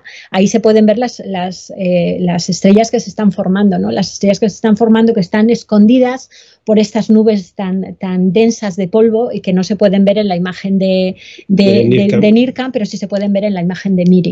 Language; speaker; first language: Spanish; native; Spanish